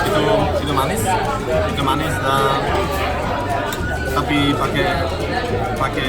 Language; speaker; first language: Indonesian; non-native, learner; German